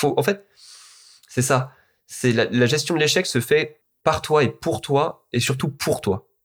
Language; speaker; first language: French; native; French